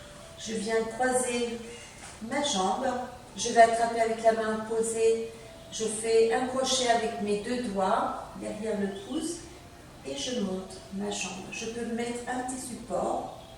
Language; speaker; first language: French; native; French